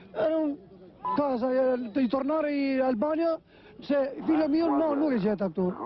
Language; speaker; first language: Italian; non-native, learner; Albanian